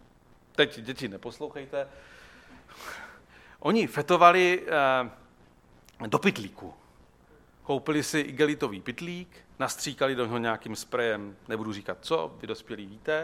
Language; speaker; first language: Czech; native; Czech